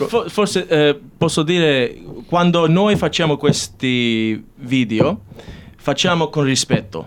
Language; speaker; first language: Italian; early bilingual, heritage; English